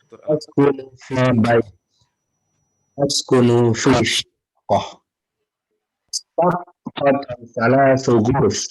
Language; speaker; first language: Arabic; non-native, learner; Indonesian